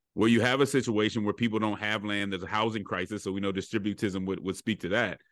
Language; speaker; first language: English; native; English